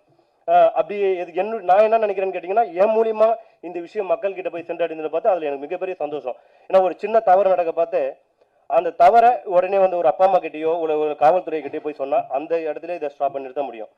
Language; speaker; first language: Tamil; native; Tamil